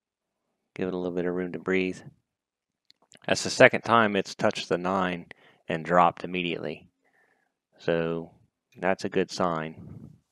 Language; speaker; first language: English; native; English